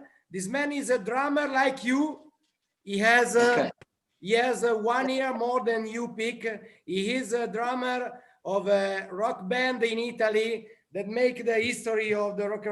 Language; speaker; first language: English; non-native, learner; Italian